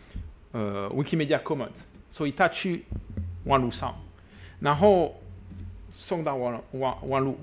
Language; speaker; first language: Chinese; non-native, learner; French